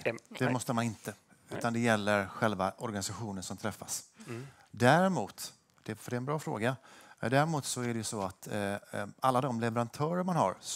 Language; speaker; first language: Swedish; native; Swedish